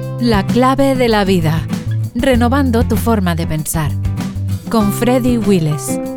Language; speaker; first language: Spanish; native; Spanish